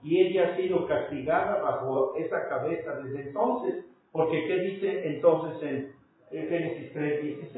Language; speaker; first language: Spanish; native; Spanish